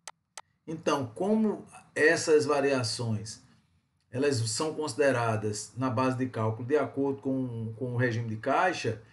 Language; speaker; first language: Portuguese; native; Portuguese